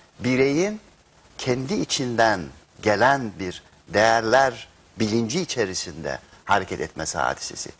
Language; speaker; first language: Turkish; native; Turkish